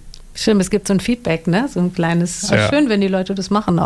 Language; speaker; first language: German; native; German